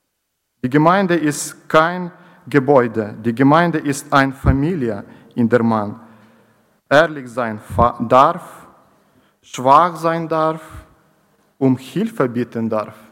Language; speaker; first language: German; non-native, learner; Ukrainian